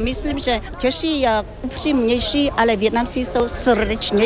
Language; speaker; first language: Czech; non-native, fluent; Vietnamese